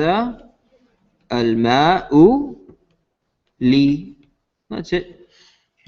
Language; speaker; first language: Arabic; non-native, fluent; English